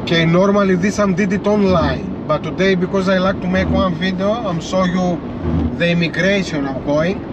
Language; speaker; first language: English; non-native, learner; Greek